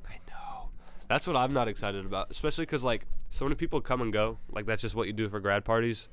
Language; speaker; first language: English; native; English